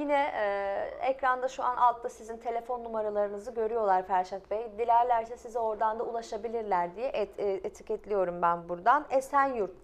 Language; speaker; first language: Turkish; native; Turkish